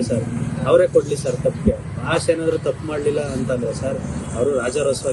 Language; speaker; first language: Kannada; native; Kannada